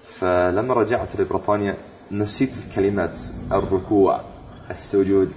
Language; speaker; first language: Arabic; non-native, fluent; English